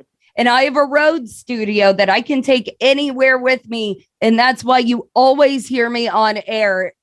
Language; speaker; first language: English; native; English